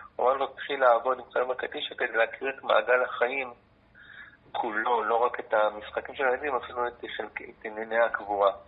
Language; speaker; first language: Hebrew; native; Hebrew